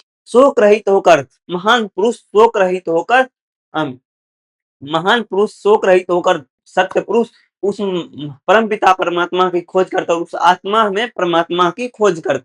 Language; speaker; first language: Hindi; native; Hindi